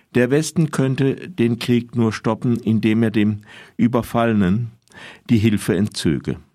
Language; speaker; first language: German; native; German